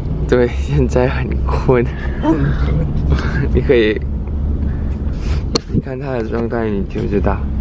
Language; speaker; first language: Chinese; non-native, learner; Thai